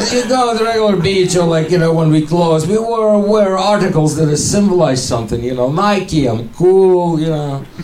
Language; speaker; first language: English; non-native, fluent; Ukrainian